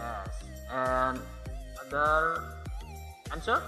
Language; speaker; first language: English; non-native, learner; Indonesian